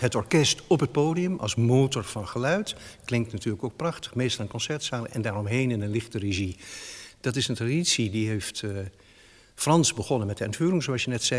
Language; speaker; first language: Dutch; native; Dutch